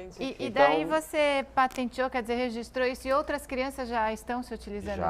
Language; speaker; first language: Portuguese; native; Portuguese